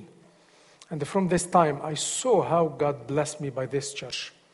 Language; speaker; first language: English; non-native, learner; Arabic